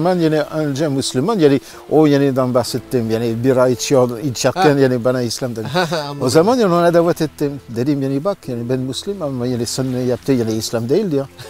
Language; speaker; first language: Turkish; non-native, learner; French